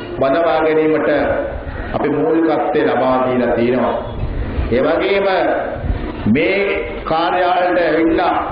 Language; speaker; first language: Sinhala; non-native, local second language; Tamil